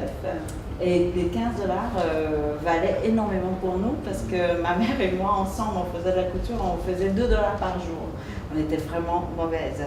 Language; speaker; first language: French; early bilingual, other home language; Vietnamese